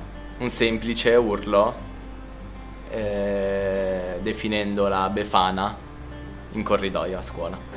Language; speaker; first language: Italian; early bilingual, other home language; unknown